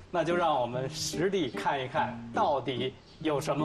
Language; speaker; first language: Chinese; native; Chinese